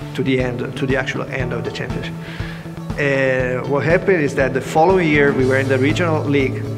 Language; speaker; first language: English; non-native, fluent; Italian